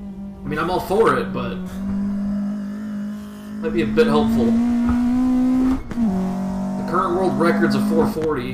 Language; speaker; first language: English; native; English